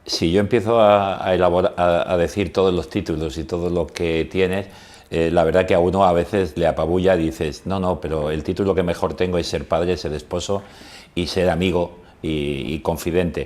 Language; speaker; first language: Spanish; native; Spanish